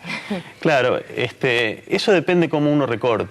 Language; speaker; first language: Spanish; native; Spanish